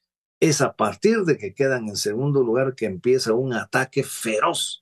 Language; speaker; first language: Spanish; native; Spanish